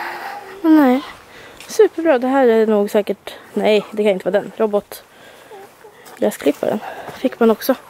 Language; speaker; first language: Swedish; native; Swedish